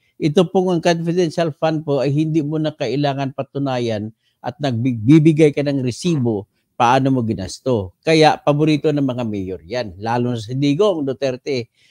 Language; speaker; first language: Filipino; native; Filipino